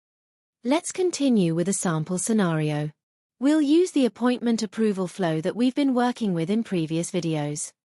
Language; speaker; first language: English; non-native, fluent; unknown